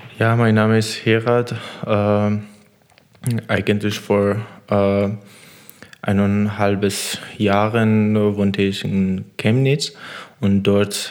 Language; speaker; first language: German; non-native, learner; Persian